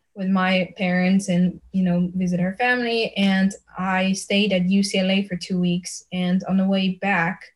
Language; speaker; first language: English; early bilingual, other home language; Slovenian